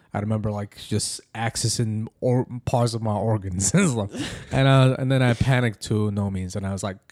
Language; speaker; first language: English; early bilingual, other home language; Arabic